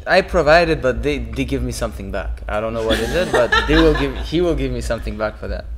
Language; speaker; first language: English; non-native, local second language; French